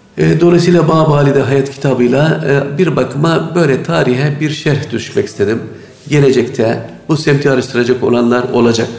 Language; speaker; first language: Turkish; native; Turkish